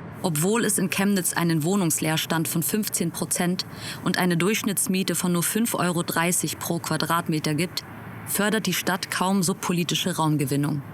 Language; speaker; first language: German; native; German